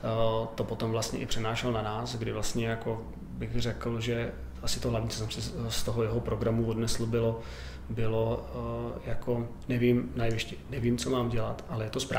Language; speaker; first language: Czech; native; Czech